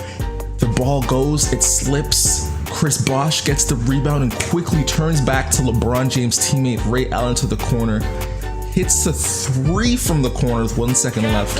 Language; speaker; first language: English; native; English